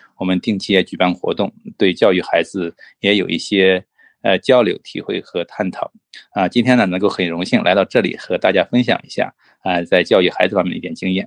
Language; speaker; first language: Chinese; native; Chinese